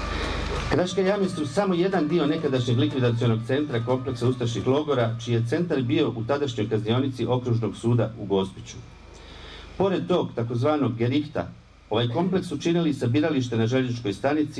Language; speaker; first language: Croatian; native; Croatian